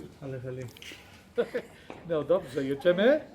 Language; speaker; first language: Polish; non-native, learner; Arabic